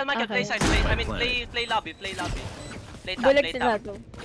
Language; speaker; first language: English; non-native, local second language; Filipino